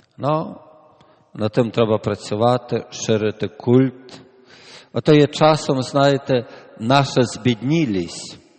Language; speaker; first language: Ukrainian; native; Ukrainian